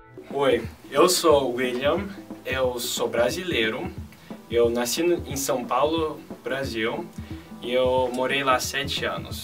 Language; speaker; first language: Portuguese; early bilingual, heritage; Portuguese